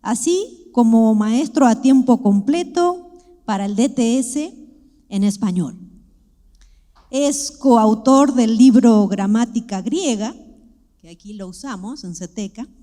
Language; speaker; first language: Spanish; native; Spanish